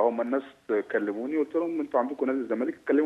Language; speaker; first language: Arabic; native; Arabic